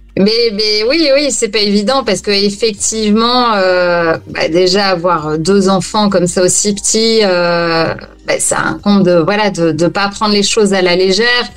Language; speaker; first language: French; native; French